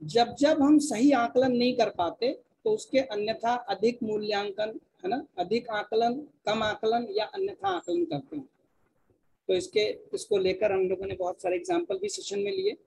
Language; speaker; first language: Hindi; native; Hindi